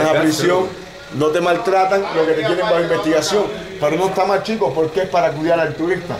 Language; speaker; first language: Spanish; native; Spanish